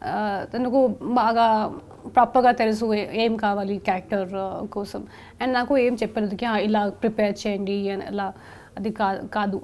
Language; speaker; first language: Telugu; non-native, local second language; Hindi